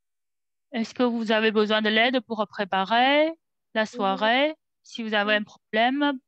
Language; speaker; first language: French; non-native, fluent; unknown